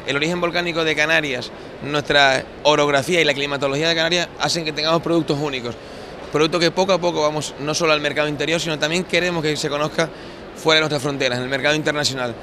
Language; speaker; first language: Spanish; native; Spanish